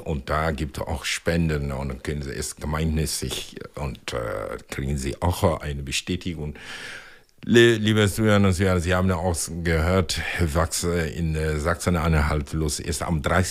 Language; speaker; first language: German; non-native, fluent; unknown